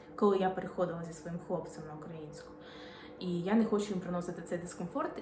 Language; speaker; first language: Ukrainian; non-native, local second language; Russian